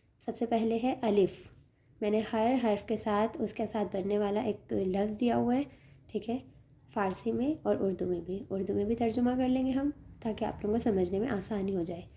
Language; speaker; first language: Urdu; native; Urdu